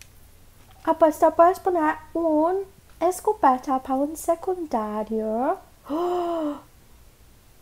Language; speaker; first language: Spanish; non-native, learner; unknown